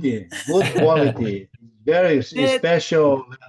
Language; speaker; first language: English; non-native, learner; Portuguese